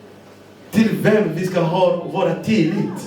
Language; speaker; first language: Swedish; non-native, fluent; Lingala